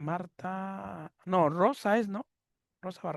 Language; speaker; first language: Spanish; native; Spanish